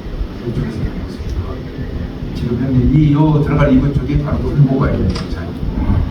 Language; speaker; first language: Korean; native; Korean